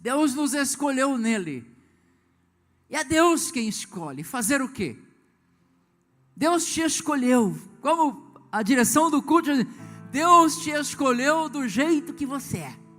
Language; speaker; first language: Portuguese; native; Portuguese